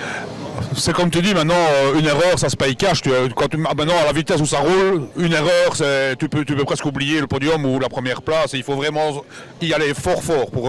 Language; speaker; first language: French; native; French